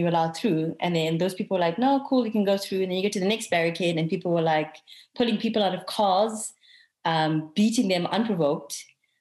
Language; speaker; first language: English; native; English